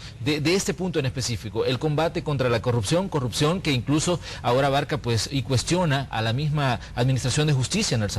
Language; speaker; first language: Spanish; native; Spanish